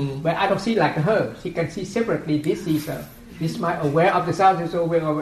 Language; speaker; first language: English; non-native, fluent; Vietnamese